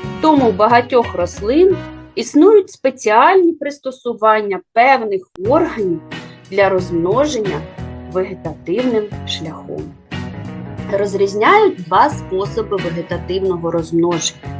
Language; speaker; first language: Ukrainian; native; Ukrainian